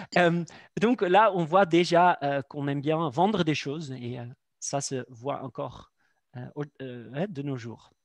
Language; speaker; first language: French; non-native, fluent; Dutch